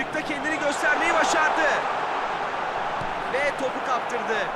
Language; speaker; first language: Turkish; native; Turkish